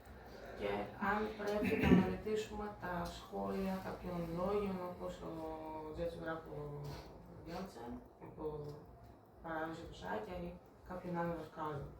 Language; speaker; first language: Greek; native; Greek